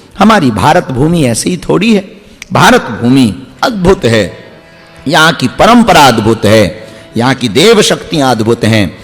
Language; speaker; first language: Hindi; native; Hindi